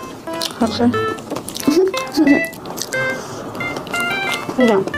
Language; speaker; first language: Chinese; non-native, learner; Korean